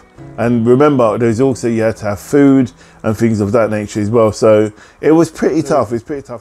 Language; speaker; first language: English; native; English